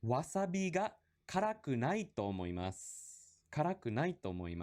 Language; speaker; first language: Japanese; non-native, fluent; English